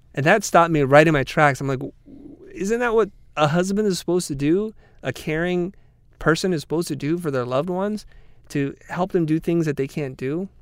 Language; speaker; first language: English; native; English